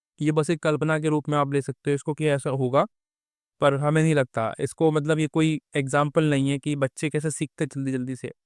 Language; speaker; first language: Hindi; native; Hindi